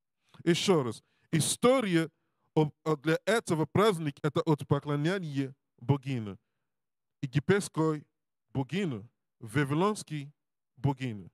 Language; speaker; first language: Russian; non-native, learner; English